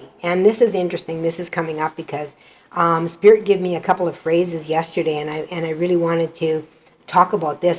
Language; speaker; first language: English; native; English